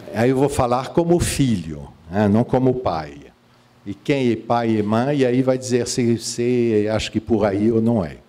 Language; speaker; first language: Portuguese; non-native, fluent; French